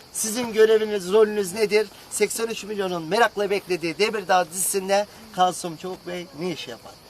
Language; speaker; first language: Turkish; native; Turkish